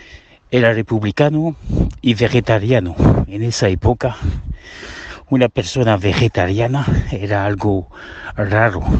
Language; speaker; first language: Spanish; early bilingual, heritage; Spanish